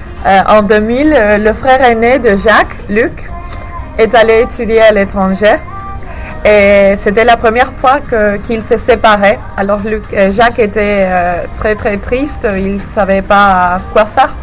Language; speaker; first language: French; non-native, learner; English